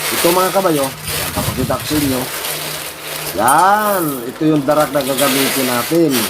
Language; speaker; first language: Filipino; non-native, local second language; Cebuano